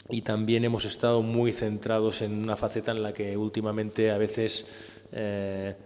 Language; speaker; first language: Spanish; non-native, local second language; Catalan